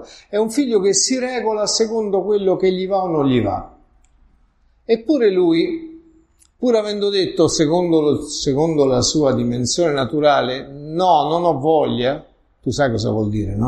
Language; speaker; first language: Italian; native; Italian